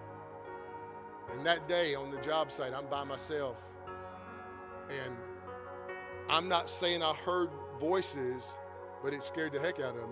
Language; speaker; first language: English; native; English